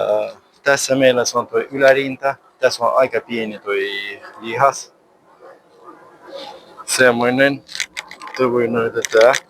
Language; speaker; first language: Finnish; non-native, learner; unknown